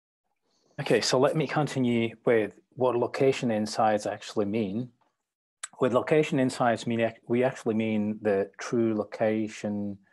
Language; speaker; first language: English; non-native, fluent; Czech